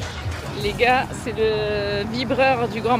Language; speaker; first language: French; native; French